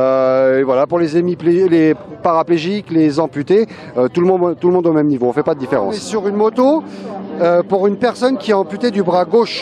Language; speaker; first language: French; native; French